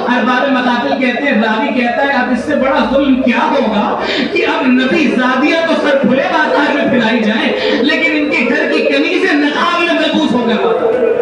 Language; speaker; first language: Urdu; native; Urdu